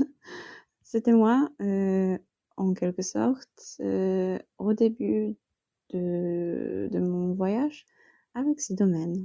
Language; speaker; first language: French; non-native, fluent; Polish